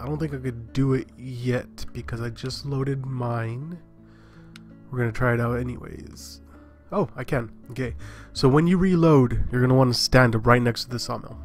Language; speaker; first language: English; native; English